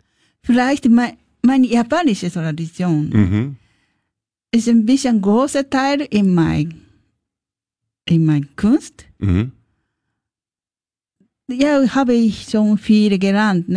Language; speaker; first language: German; non-native, learner; Japanese